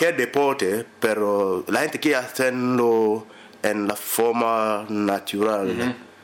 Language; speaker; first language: Spanish; non-native, learner; English